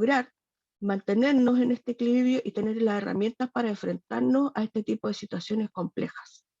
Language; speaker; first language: Spanish; native; Spanish